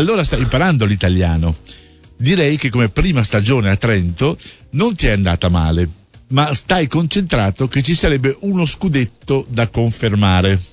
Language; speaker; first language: Italian; native; Italian